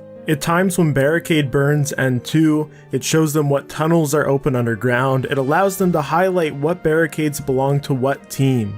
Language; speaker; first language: English; native; English